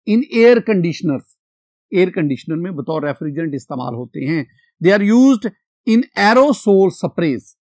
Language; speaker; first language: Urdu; non-native, local second language; Punjabi